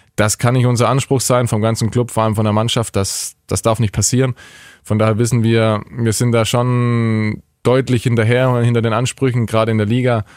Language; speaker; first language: German; native; German